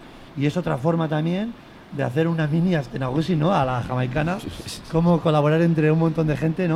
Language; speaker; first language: Spanish; native; Spanish